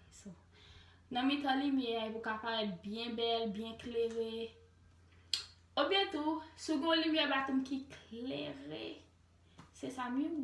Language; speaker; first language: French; non-native, learner; Haitian Creole